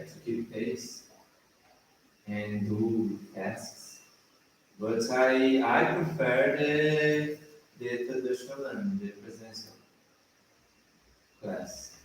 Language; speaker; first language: English; non-native, learner; Portuguese